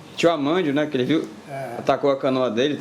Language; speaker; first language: Portuguese; native; Portuguese